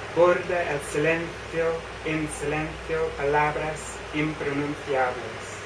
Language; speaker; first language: Spanish; non-native, fluent; English